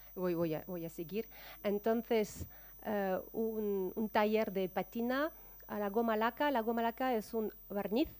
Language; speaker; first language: Spanish; non-native, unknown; French